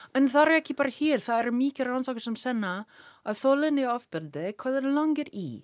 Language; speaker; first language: Icelandic; non-native, learner; English